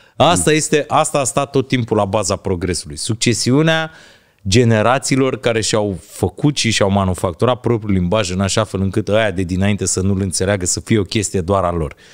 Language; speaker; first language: Romanian; native; Romanian